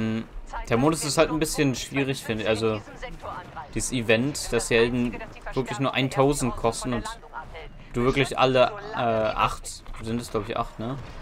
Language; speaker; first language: German; native; German